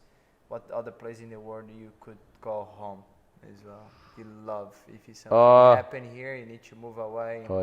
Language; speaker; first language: English; non-native, fluent; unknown